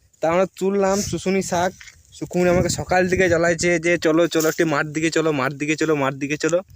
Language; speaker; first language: Bangla; native; Bangla